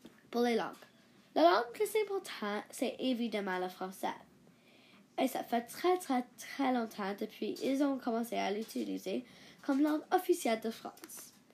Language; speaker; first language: French; non-native, learner; English